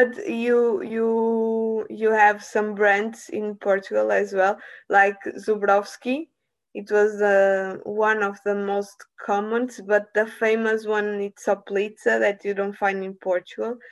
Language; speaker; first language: English; non-native, learner; Portuguese